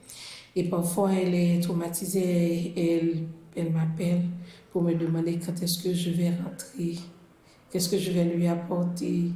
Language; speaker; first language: French; non-native, local second language; Haitian Creole